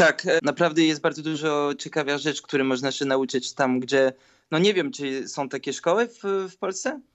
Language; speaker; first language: Polish; early bilingual, heritage; Polish